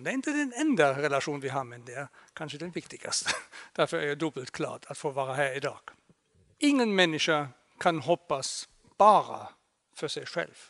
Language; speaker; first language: Swedish; non-native, fluent; German